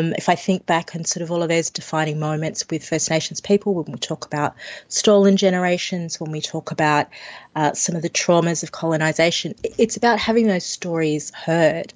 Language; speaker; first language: English; native; English